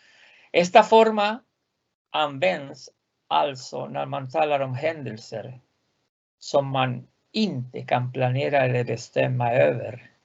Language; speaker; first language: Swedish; non-native, fluent; Spanish